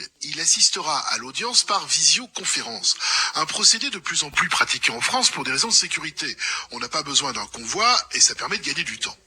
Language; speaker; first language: French; native; French